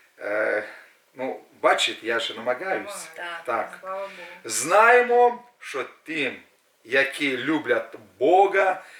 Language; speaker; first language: Ukrainian; non-native, local second language; Russian